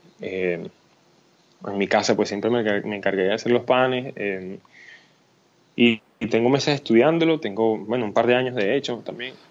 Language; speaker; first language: Spanish; native; Spanish